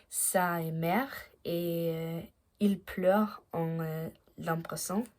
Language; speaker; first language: French; non-native, learner; Danish